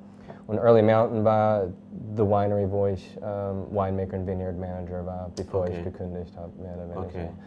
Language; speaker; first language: German; early bilingual, heritage; English